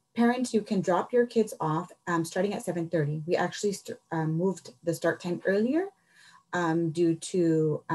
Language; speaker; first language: English; early bilingual, other home language; Spanish